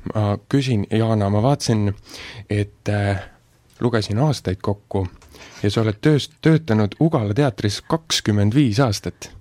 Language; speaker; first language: Estonian; native; Estonian